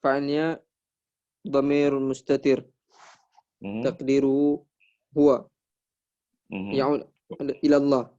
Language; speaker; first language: Arabic; non-native, learner; Indonesian